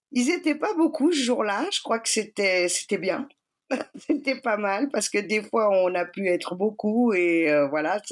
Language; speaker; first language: French; native; French